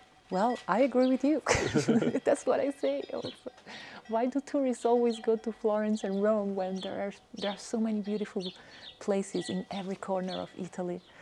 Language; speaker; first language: English; non-native, fluent; Italian